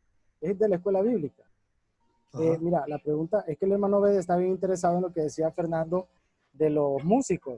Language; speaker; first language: Spanish; native; Spanish